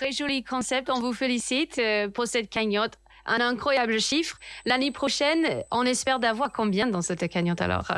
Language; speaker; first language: French; native; French